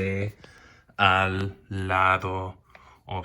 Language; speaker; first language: Spanish; non-native, fluent; English